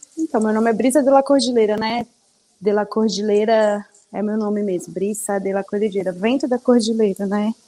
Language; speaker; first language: Portuguese; early bilingual, other home language; Spanish